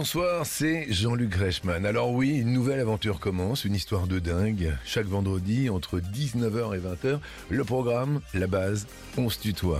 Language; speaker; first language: French; native; French